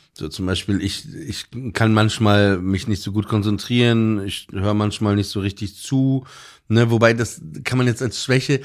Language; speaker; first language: German; native; German